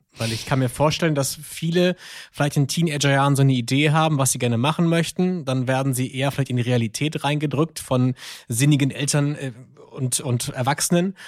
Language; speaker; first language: German; native; German